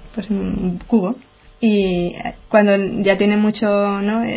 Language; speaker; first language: Spanish; native; Spanish